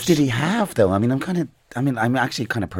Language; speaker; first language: English; native; English